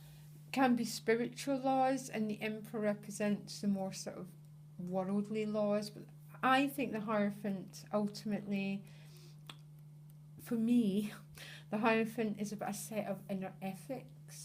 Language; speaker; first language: English; native; English